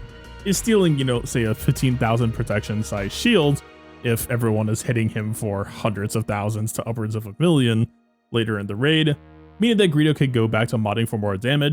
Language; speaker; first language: English; native; English